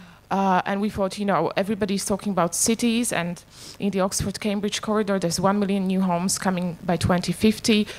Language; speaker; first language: English; non-native, fluent; Slovak